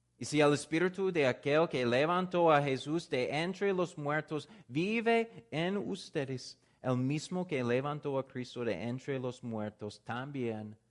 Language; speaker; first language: Spanish; non-native, fluent; English